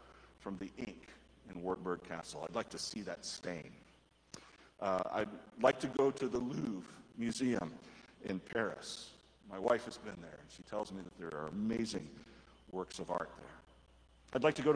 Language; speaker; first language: English; native; English